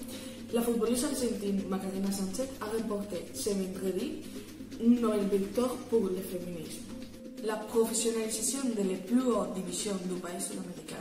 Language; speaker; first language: French; non-native, learner; Spanish